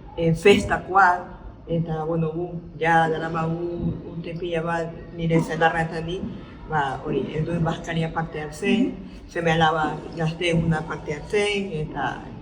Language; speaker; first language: Basque; non-native, fluent; Spanish